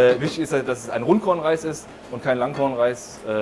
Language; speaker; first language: German; native; German